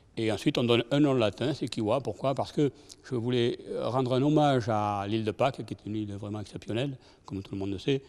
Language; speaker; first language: French; native; French